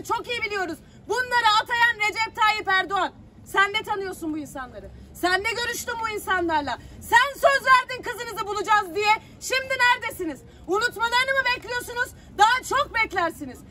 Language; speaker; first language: Turkish; native; Turkish